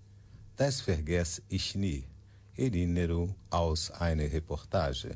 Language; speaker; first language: German; non-native, learner; Portuguese